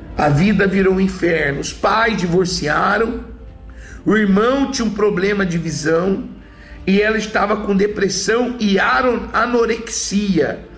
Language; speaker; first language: Portuguese; native; Portuguese